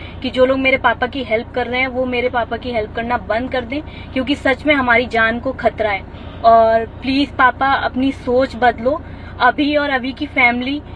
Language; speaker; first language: Hindi; native; Hindi